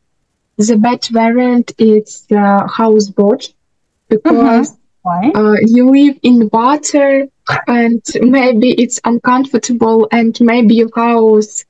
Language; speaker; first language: English; non-native, learner; Russian